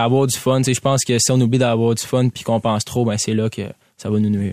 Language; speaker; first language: French; native; French